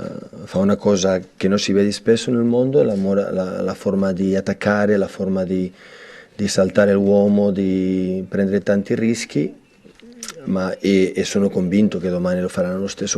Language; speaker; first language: Italian; non-native, fluent; Catalan